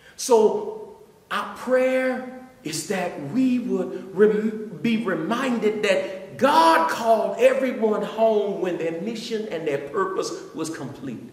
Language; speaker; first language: English; native; English